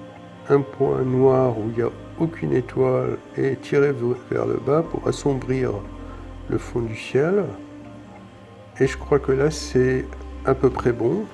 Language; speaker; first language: French; native; French